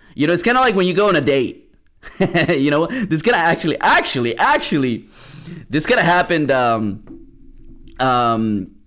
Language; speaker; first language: English; early bilingual, other home language; Spanish